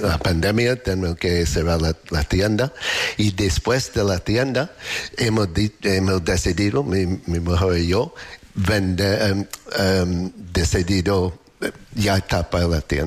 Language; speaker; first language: Spanish; non-native, learner; English